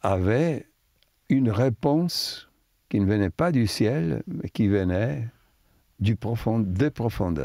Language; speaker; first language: French; non-native, fluent; Italian